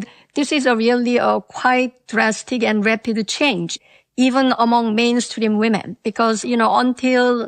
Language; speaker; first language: English; non-native, fluent; Korean